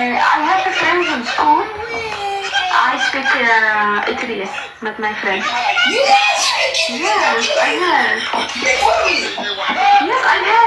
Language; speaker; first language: English; non-native, learner; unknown